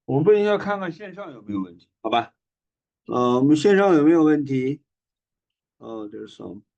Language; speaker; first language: Chinese; native; Chinese